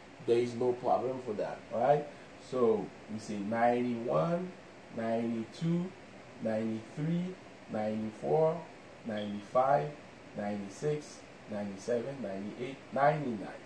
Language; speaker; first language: English; non-native, fluent; Haitian Creole